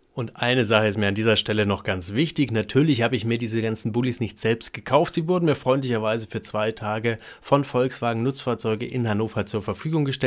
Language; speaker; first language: German; native; German